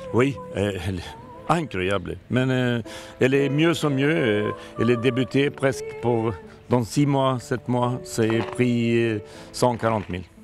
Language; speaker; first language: French; non-native, learner; Swedish